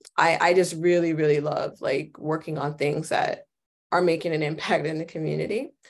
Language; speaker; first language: English; native; English